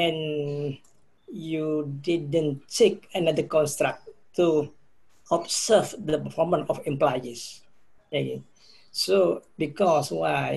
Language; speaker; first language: English; non-native, fluent; Indonesian